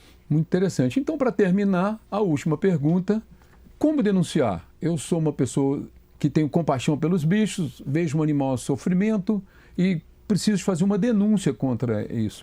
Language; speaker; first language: Portuguese; native; Portuguese